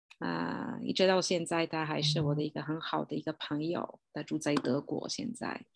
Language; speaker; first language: Chinese; non-native, fluent; Italian